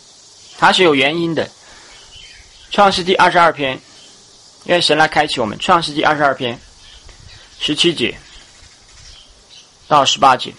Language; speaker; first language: Chinese; native; Chinese